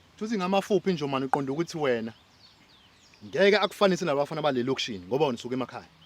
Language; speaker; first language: Zulu; native; Zulu